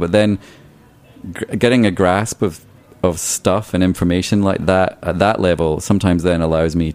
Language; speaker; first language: English; native; English